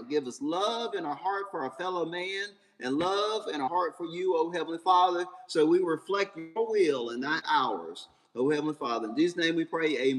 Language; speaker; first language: English; native; English